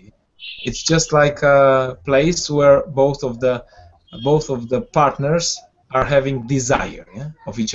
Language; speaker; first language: English; non-native, fluent; Georgian